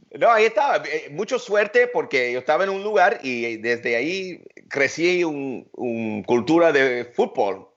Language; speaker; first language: Spanish; early bilingual, heritage; Spanish